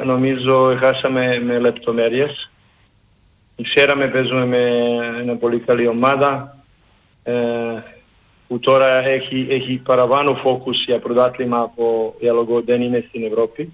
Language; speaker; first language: Greek; non-native, learner; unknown